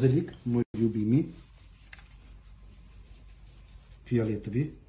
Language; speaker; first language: Russian; non-native, fluent; Armenian